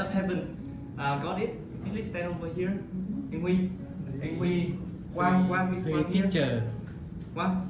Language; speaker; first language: English; non-native, learner; Vietnamese